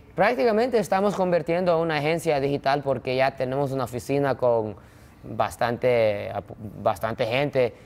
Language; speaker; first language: Spanish; non-native, fluent; Japanese